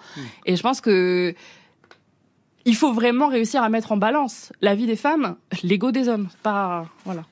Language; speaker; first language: French; native; French